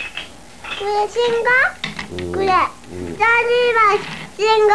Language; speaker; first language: Japanese; native; Japanese